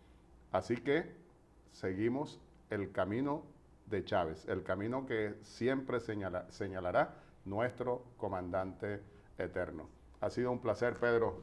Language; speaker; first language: Spanish; native; Spanish